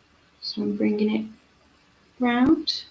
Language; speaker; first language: English; native; English